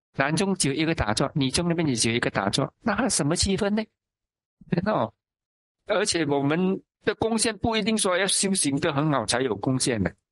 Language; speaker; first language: Chinese; non-native, local second language; Min Nan Chinese